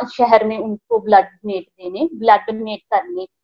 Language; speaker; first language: Hindi; native; Hindi